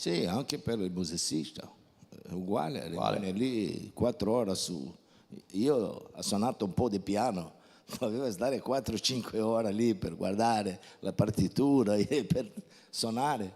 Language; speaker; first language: Italian; non-native, fluent; Portuguese